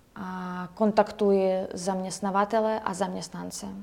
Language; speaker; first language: Czech; non-native, learner; Ukrainian